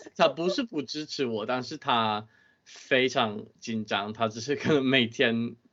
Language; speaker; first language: Chinese; non-native, fluent; English